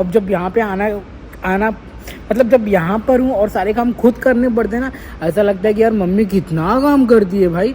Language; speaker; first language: Hindi; native; Hindi